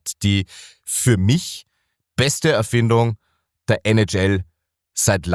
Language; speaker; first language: German; native; German